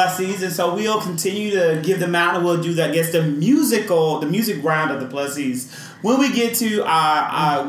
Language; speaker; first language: English; native; English